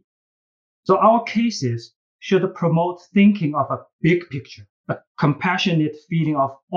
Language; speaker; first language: English; non-native, fluent; Chinese